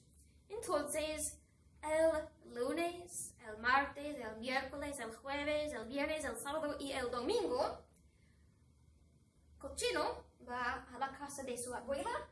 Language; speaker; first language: Spanish; non-native, fluent; English